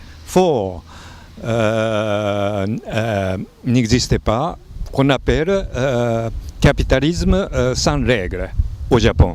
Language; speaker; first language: French; non-native, fluent; Japanese